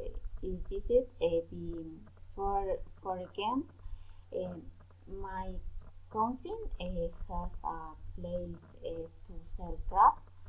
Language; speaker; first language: English; non-native, learner; Spanish